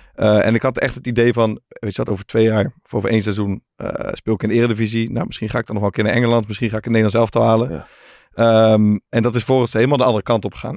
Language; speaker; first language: Dutch; native; Dutch